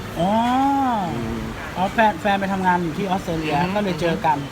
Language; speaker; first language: Thai; native; Thai